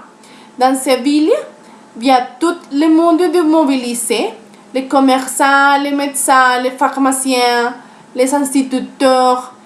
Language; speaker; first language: French; non-native, learner; Spanish